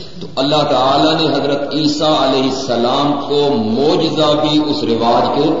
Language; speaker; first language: Urdu; non-native, local second language; Punjabi